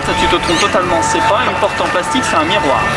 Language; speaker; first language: French; native; French